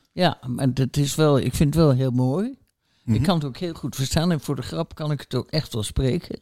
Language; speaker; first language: Dutch; native; Dutch